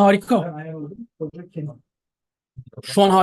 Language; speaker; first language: Turkish; native; Turkish